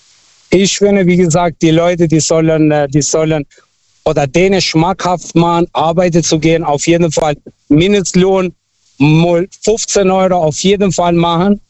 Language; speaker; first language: German; non-native, fluent; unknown